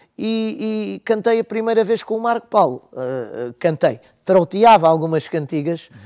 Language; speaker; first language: Portuguese; native; Portuguese